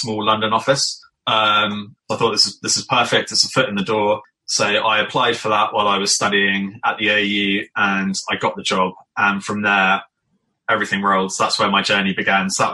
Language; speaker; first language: English; native; English